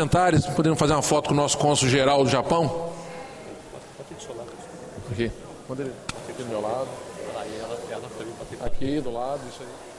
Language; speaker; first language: Portuguese; native; Portuguese